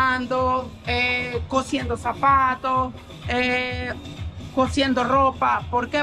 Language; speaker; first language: Spanish; native; Spanish